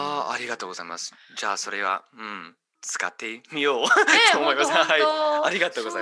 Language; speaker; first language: Japanese; non-native, fluent; English